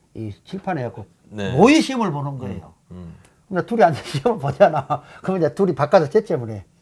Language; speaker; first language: Korean; native; Korean